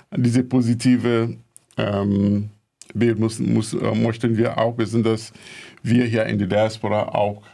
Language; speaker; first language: German; non-native, fluent; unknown